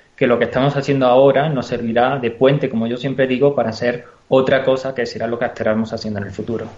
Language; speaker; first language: Spanish; native; Spanish